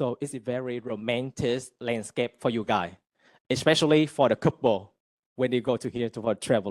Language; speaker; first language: English; non-native, fluent; Vietnamese